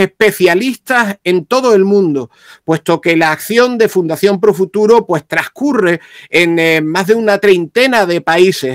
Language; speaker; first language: Spanish; native; Spanish